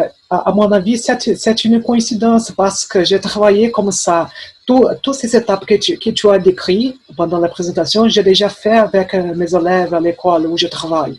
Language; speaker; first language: French; non-native, fluent; Portuguese